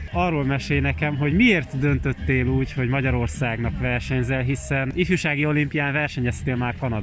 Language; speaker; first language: Hungarian; native; Hungarian